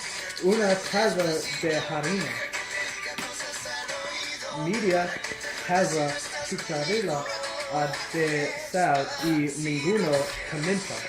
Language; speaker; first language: Spanish; non-native, learner; English